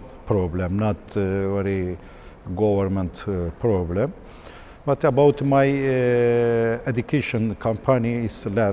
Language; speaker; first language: English; non-native, learner; Turkish